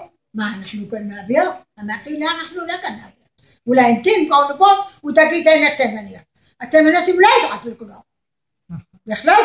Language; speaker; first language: Hebrew; non-native, learner; Arabic